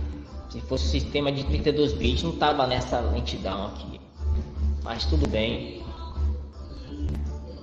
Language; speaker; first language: Portuguese; native; Portuguese